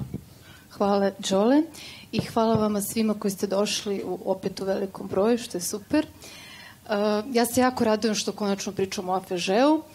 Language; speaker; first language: Serbian; native; Serbian